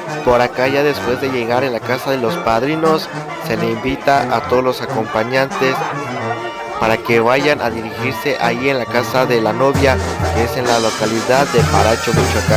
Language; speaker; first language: Spanish; native; Spanish